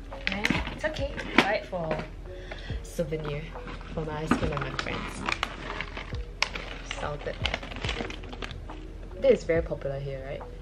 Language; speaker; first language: English; non-native, fluent; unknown